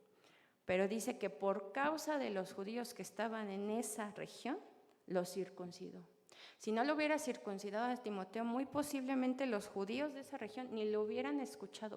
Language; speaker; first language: Spanish; native; Spanish